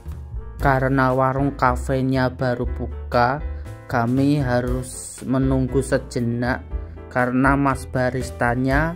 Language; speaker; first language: Indonesian; native; Indonesian